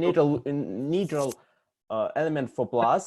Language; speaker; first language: English; non-native, fluent; Russian